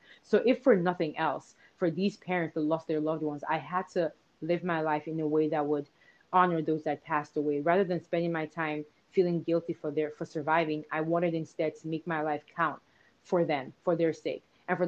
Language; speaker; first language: English; non-native, local second language; Igbo